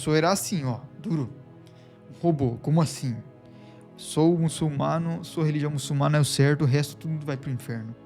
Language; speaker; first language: Portuguese; non-native, fluent; Bangla